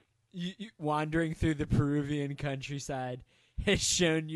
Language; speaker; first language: English; native; English